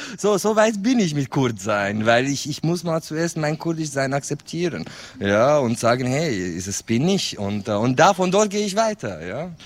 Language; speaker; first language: German; non-native, fluent; Kurdish